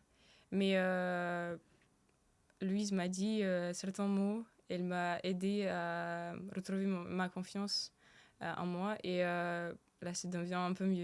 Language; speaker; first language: French; early bilingual, other home language; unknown